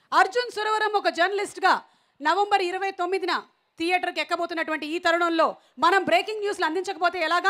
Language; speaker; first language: Telugu; native; Telugu